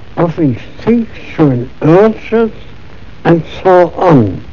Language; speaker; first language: English; non-native, fluent; German